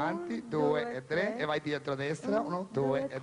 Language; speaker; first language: Italian; non-native, fluent; Spanish